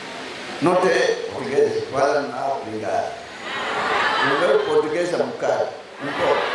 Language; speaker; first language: Portuguese; non-native, learner; Lingala